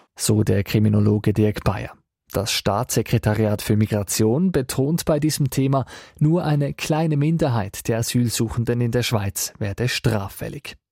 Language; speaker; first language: German; native; German